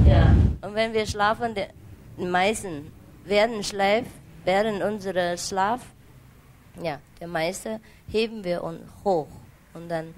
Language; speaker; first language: German; non-native, learner; Vietnamese